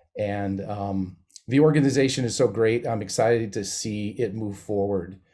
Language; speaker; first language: English; native; English